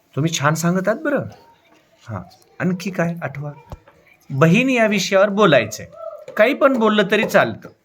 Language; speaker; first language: Marathi; native; Marathi